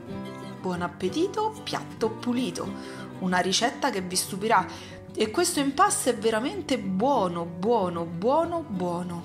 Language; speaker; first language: Italian; native; Italian